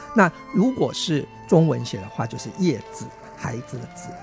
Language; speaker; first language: Chinese; non-native, local second language; Min Nan Chinese